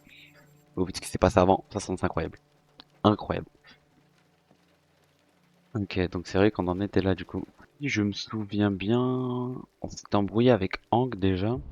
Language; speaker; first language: French; native; French